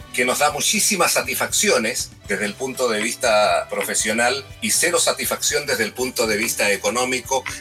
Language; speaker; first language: Spanish; native; Spanish